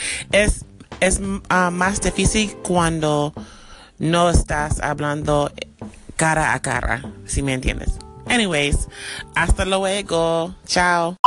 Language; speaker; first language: Spanish; non-native, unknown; English